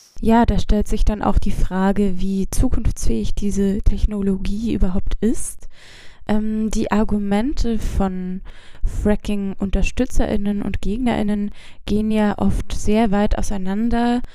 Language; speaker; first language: German; native; German